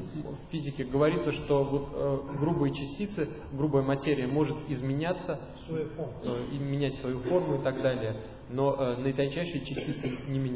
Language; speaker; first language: Russian; native; Russian